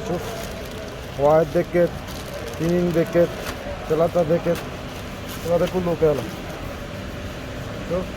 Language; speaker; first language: Arabic; non-native, learner; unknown